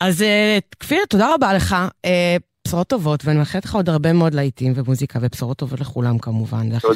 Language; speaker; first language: Hebrew; native; Hebrew